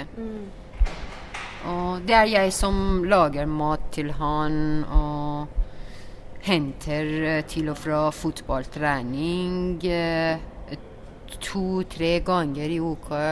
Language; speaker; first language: Norwegian; non-native, learner; Persian